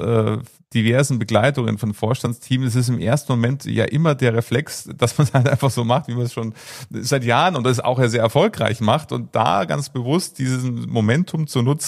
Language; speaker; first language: German; native; German